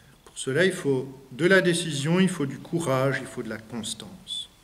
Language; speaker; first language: French; native; French